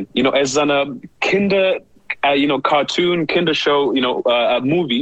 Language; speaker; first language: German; non-native, learner; English